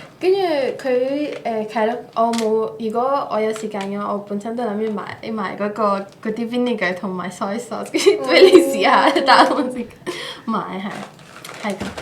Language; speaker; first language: Cantonese; early bilingual, other home language; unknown